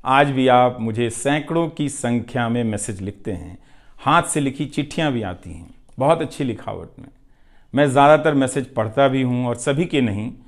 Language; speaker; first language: Hindi; non-native, local second language; Bhojpuri